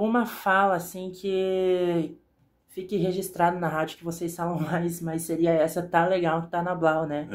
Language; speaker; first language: Portuguese; native; Portuguese